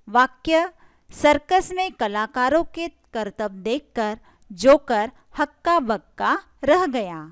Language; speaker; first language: Hindi; non-native, local second language; Marathi